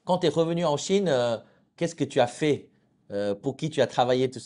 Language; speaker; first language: French; native; French